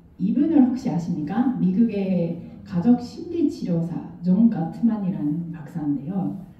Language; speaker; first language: Korean; non-native, fluent; Japanese